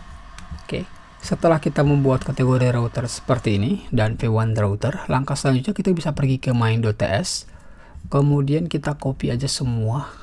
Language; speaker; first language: Indonesian; native; Indonesian